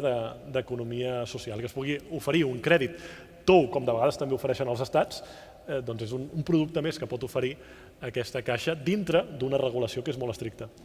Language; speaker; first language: Catalan; native; Catalan